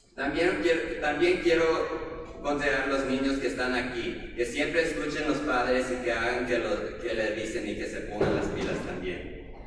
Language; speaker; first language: Spanish; early bilingual, heritage; Spanish